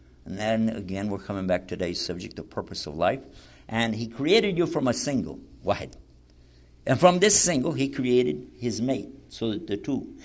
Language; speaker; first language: English; native; English